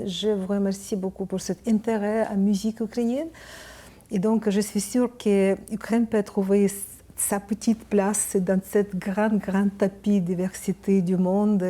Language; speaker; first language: French; non-native, learner; Ukrainian